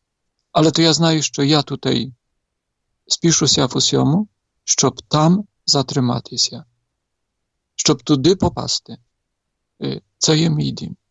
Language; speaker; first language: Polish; non-native, learner; Ukrainian